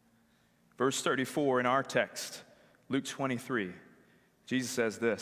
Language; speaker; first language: English; native; English